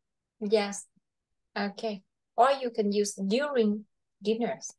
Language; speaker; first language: English; non-native, fluent; Vietnamese